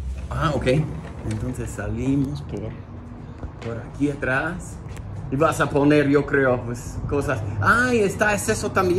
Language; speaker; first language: Spanish; non-native, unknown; English